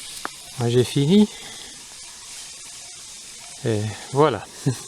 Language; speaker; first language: French; non-native, fluent; Spanish